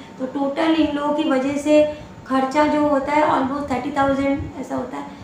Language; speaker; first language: Hindi; non-native, local second language; Bangla